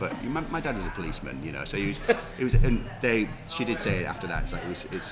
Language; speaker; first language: English; native; English